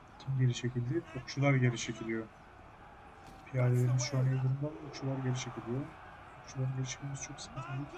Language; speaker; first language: Turkish; native; Turkish